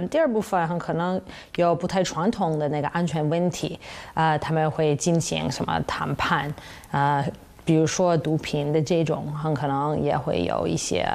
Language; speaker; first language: Chinese; non-native, fluent; English